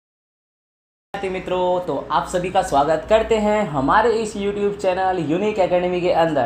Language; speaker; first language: Hindi; non-native, local second language; Gujarati